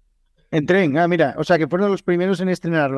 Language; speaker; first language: Spanish; native; Spanish